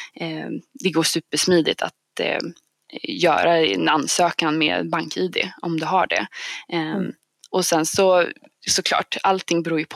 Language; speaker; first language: Swedish; native; Swedish